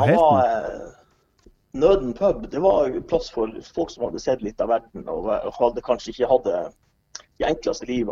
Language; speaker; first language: Norwegian; native; Norwegian